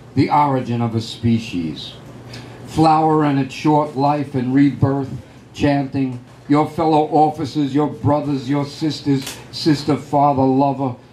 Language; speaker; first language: English; native; English